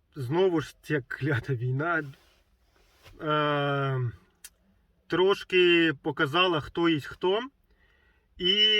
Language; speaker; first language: Ukrainian; non-native, local second language; Russian